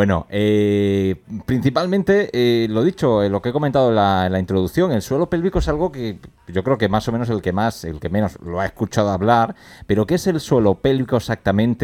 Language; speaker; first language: Spanish; native; Spanish